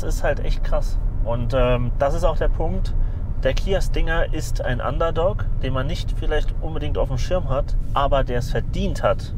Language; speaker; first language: German; native; German